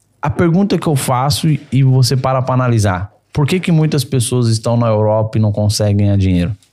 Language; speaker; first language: Portuguese; native; Portuguese